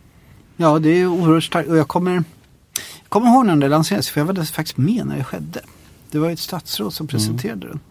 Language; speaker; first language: Swedish; native; Swedish